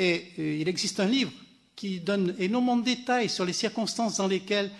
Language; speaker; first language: French; native; French